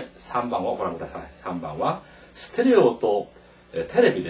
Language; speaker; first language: Japanese; non-native, fluent; Korean